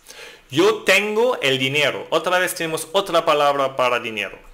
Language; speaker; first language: Spanish; non-native, fluent; German